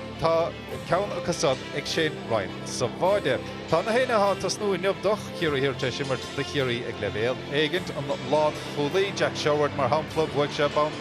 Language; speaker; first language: Irish; native; Irish